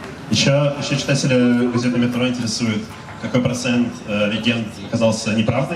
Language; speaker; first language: Russian; native; Russian